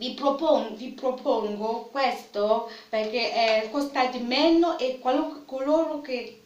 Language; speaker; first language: Italian; non-native, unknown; French